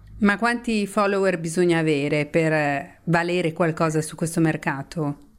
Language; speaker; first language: Italian; native; Italian